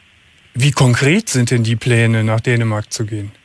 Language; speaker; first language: German; native; German